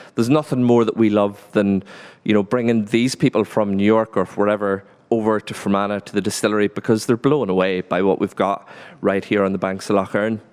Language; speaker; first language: English; native; English